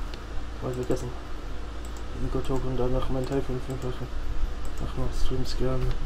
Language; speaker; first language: German; native; German